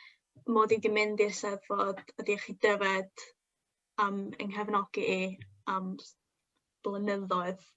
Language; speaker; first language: Welsh; non-native, local second language; English